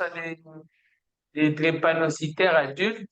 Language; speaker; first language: French; non-native, fluent; English